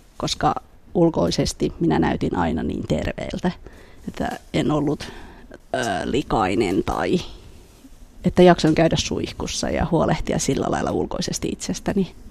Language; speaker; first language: Finnish; early bilingual, other home language; Khmer